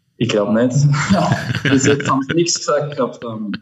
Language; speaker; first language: German; native; German